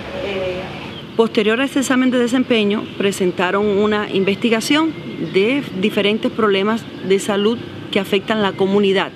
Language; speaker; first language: Spanish; native; Spanish